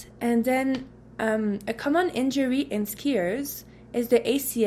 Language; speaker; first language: English; non-native, fluent; French